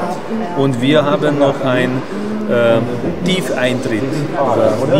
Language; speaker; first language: German; non-native, learner; Hungarian